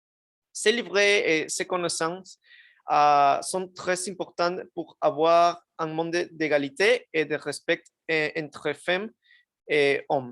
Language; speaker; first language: French; non-native, learner; Spanish